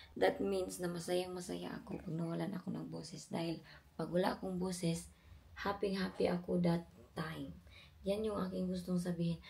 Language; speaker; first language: Filipino; non-native, local second language; Cebuano